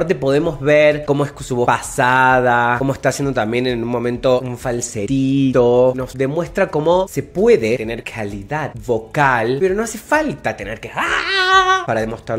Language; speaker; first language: Spanish; native; Spanish